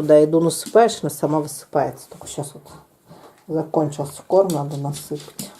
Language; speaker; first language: Russian; native; Russian